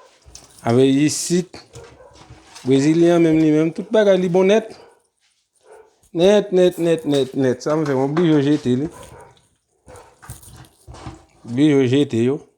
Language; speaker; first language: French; non-native, learner; Haitian Creole